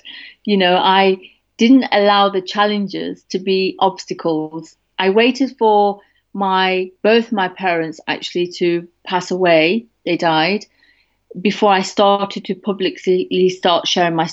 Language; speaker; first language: English; native; English